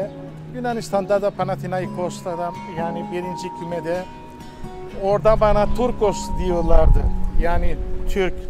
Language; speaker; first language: Turkish; non-native, local second language; Greek